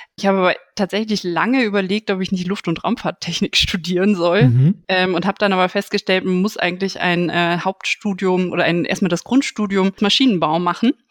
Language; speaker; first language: German; native; German